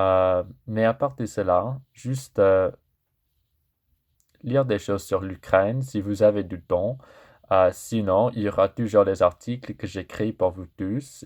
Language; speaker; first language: French; non-native, fluent; English